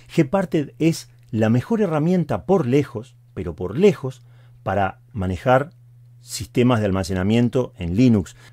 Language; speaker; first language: Spanish; native; Spanish